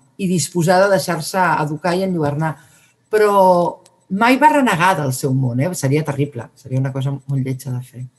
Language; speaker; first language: Catalan; native; Catalan